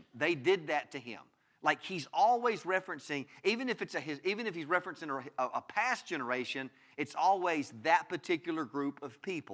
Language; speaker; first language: English; native; English